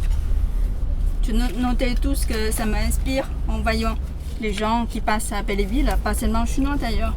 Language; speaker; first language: French; non-native, fluent; Chinese